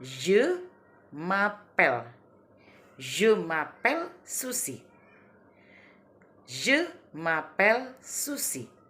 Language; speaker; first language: French; non-native, learner; Indonesian